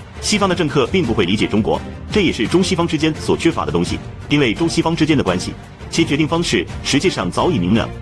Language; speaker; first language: Chinese; native; Chinese